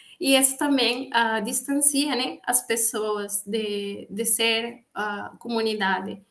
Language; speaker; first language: Portuguese; non-native, fluent; Spanish